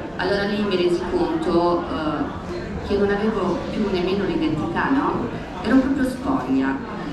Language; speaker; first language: Italian; non-native, fluent; Bosnian